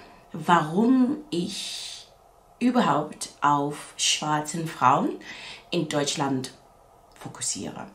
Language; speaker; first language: German; non-native, fluent; English